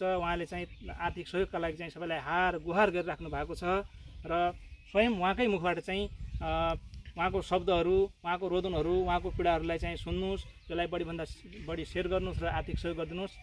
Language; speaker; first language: Nepali; native; Nepali